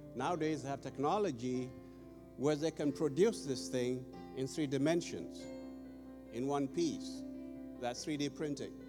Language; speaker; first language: English; non-native, fluent; Amharic